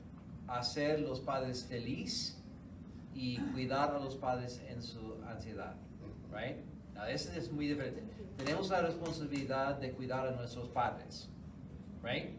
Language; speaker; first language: Spanish; non-native, fluent; English